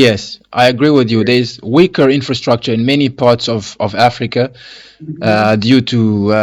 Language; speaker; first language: English; non-native, fluent; Lingala